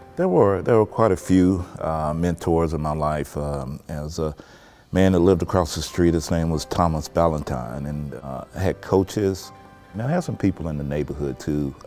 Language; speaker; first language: English; native; English